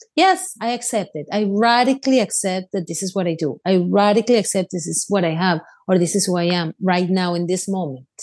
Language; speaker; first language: English; non-native, fluent; Spanish